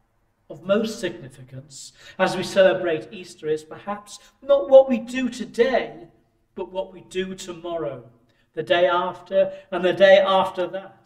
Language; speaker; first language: English; native; English